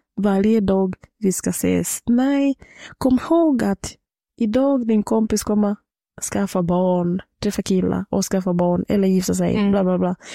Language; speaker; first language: Swedish; non-native, fluent; Swahili